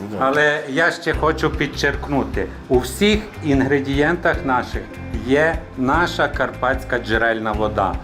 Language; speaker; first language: Ukrainian; native; Ukrainian